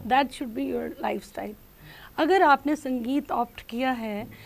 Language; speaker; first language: Hindi; native; Hindi